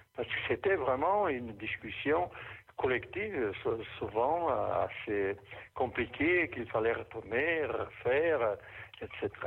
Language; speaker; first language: French; non-native, fluent; Portuguese